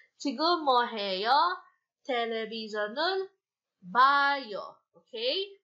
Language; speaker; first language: Korean; non-native, fluent; Filipino